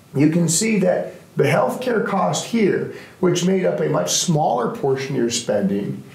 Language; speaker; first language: English; native; English